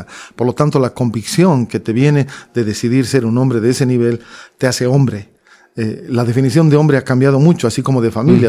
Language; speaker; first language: Spanish; native; Spanish